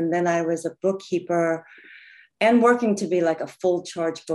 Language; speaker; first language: English; native; English